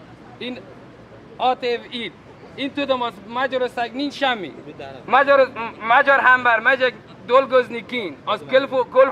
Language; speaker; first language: Hungarian; non-native, learner; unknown